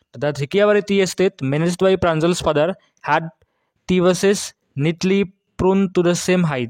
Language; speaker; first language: English; non-native, local second language; Assamese